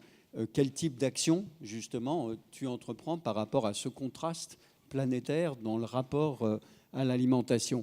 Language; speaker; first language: French; native; French